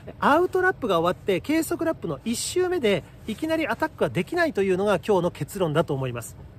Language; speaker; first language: Japanese; native; Japanese